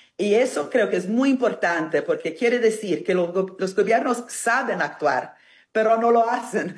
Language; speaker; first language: Spanish; non-native, fluent; Italian